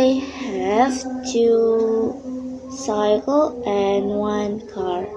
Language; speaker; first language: English; non-native, learner; Indonesian